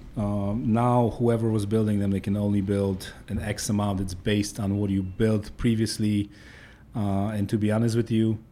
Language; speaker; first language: English; non-native, fluent; Polish